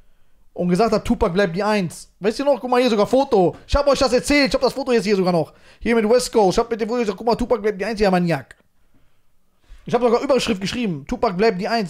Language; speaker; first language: German; native; German